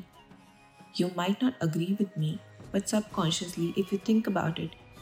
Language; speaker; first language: English; non-native, local second language; Hindi